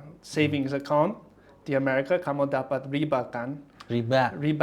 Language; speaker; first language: Indonesian; non-native, fluent; English